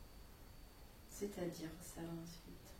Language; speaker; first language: French; native; French